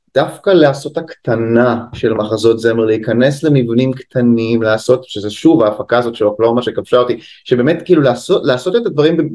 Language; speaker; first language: Hebrew; native; Hebrew